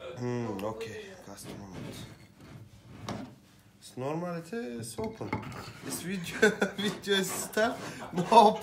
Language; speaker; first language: English; non-native, learner; Turkish